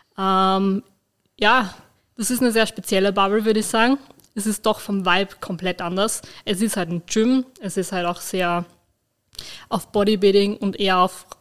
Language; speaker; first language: German; native; German